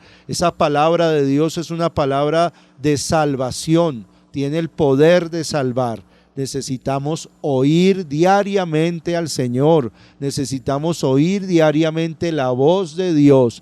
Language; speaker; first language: Spanish; native; Spanish